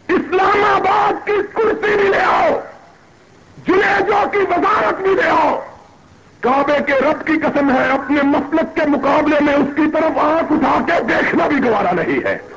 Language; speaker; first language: Urdu; non-native, local second language; Punjabi